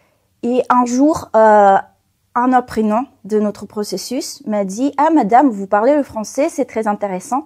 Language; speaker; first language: French; non-native, fluent; Spanish